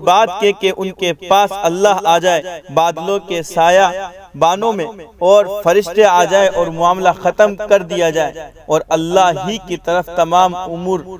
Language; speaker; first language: Urdu; native; Urdu